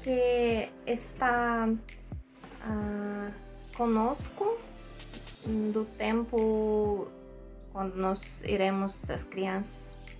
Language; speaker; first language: Portuguese; non-native, learner; Russian